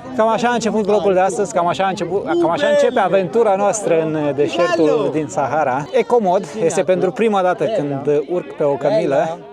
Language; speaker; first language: Romanian; native; Romanian